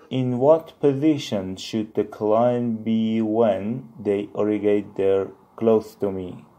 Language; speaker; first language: English; non-native, fluent; Persian